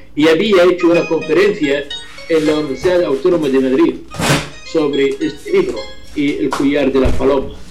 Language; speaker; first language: Spanish; non-native, fluent; Arabic